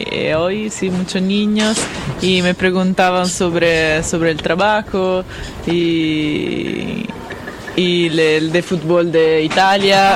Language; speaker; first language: Spanish; non-native, learner; Italian